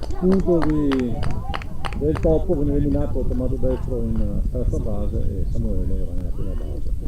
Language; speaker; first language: Italian; native; Italian